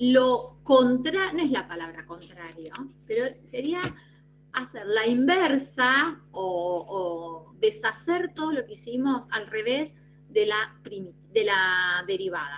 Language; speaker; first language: Spanish; native; Spanish